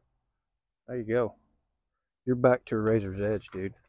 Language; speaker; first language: English; native; English